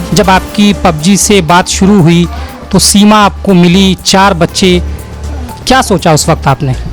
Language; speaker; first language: Hindi; native; Hindi